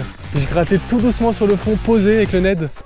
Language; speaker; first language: French; native; French